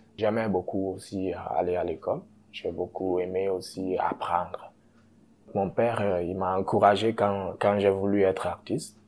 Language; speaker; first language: French; non-native, local second language; Susu